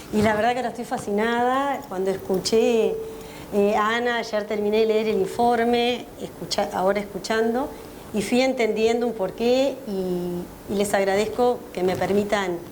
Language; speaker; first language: Spanish; native; Spanish